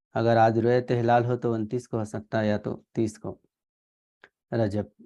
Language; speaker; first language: Urdu; native; Urdu